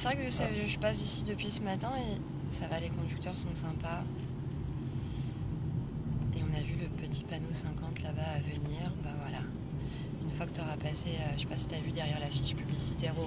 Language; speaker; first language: French; native; French